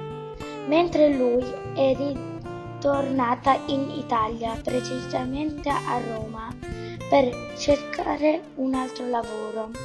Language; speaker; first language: Italian; early bilingual, other home language; Bangla